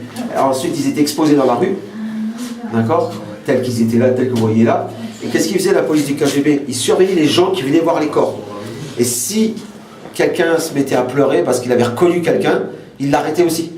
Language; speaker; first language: French; native; French